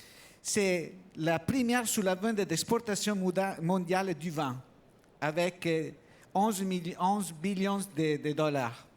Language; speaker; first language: French; non-native, learner; Italian